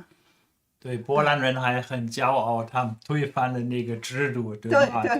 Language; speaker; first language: Chinese; non-native, fluent; German